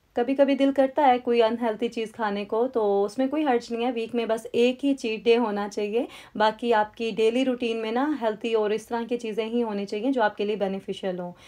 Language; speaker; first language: Urdu; native; Urdu